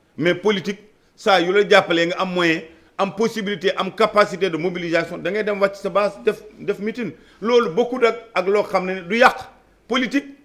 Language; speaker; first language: Wolof; non-native, local second language; Fula